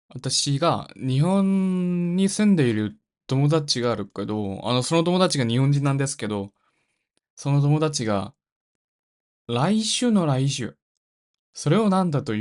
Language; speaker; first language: Japanese; non-native, learner; Korean